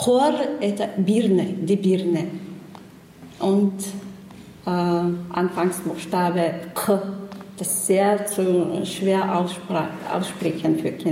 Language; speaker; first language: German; non-native, learner; Chechen